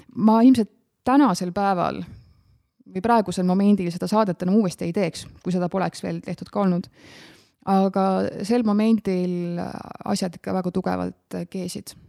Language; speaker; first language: Estonian; native; Estonian